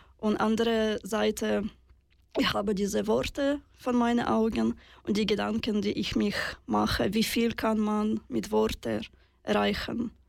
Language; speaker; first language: German; non-native, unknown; Russian